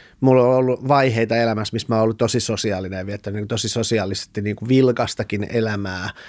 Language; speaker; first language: Finnish; early bilingual, other home language; Persian